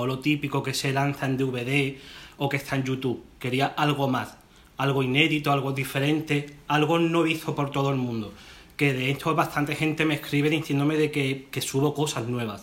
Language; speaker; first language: Spanish; native; Spanish